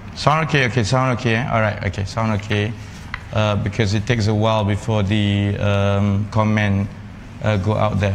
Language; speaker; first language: English; non-native, local second language; Malay